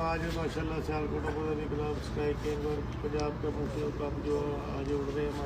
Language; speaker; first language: Hindi; non-native, local second language; Punjabi